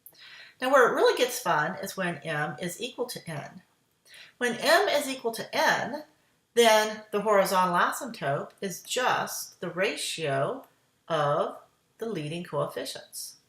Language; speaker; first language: English; native; English